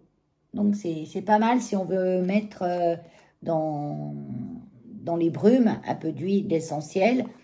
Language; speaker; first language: French; native; French